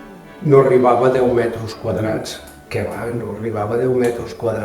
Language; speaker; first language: Catalan; native; Catalan